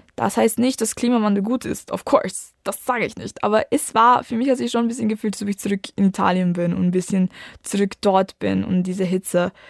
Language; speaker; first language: German; early bilingual, other home language; Italian